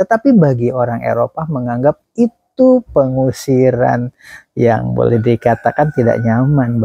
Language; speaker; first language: Indonesian; native; Indonesian